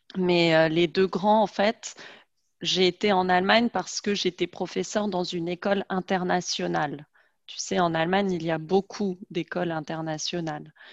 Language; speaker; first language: French; native; French